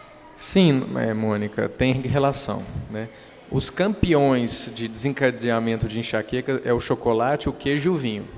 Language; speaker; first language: Portuguese; native; Portuguese